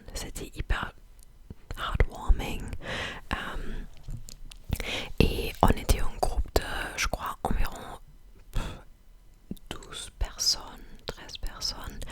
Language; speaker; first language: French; non-native, fluent; English